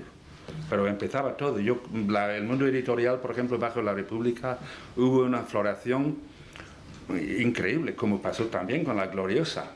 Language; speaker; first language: Spanish; non-native, fluent; English